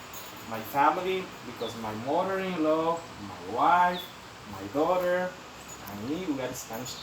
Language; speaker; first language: English; non-native, fluent; Spanish